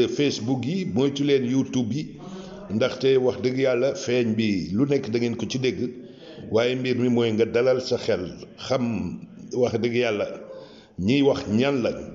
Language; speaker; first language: Wolof; native; Wolof